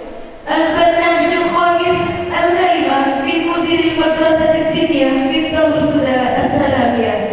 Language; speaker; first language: Arabic; non-native, learner; Indonesian